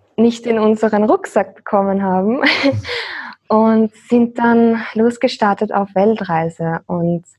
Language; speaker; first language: German; native; German